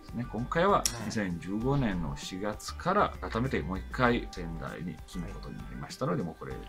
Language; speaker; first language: Japanese; non-native, fluent; Italian